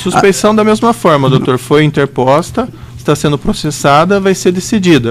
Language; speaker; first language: Portuguese; native; Portuguese